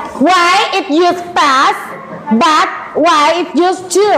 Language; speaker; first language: English; non-native, learner; Indonesian